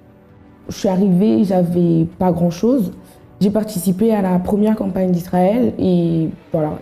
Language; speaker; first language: French; native; French